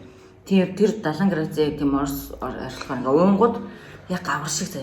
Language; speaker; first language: Mongolian; native; Mongolian